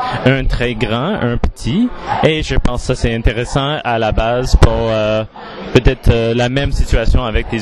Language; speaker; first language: French; non-native, learner; English